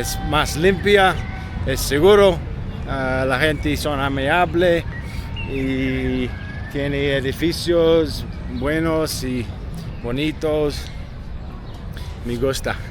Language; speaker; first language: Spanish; non-native, learner; English